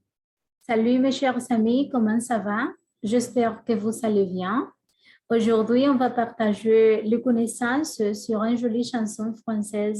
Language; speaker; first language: French; non-native, fluent; Spanish